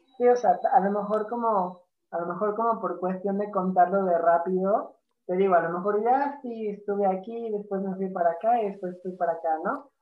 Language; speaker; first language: Spanish; native; Spanish